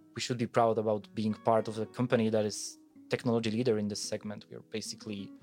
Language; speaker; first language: English; non-native, fluent; Polish